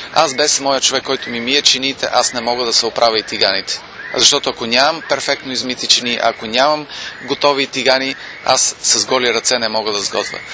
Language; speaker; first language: Bulgarian; non-native, fluent; German